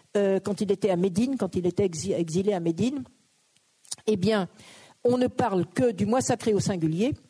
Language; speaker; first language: French; native; French